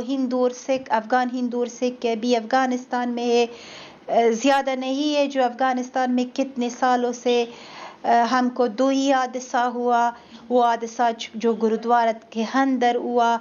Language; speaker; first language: Hindi; non-native, fluent; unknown